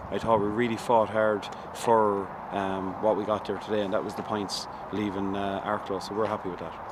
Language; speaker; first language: English; native; English